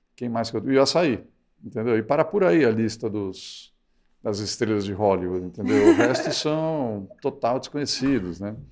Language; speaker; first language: Portuguese; early bilingual, other home language; Spanish